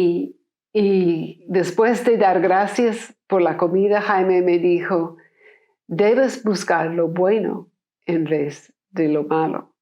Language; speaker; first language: Spanish; non-native, fluent; English